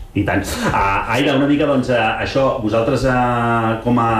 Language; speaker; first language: Catalan; native; Catalan